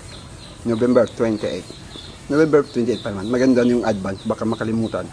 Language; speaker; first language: Filipino; native; Filipino